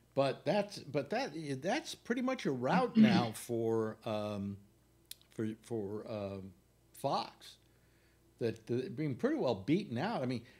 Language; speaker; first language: English; native; English